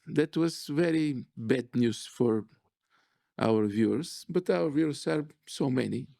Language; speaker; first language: English; non-native, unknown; Bulgarian